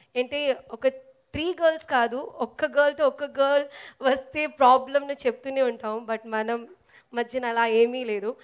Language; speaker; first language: Telugu; non-native, learner; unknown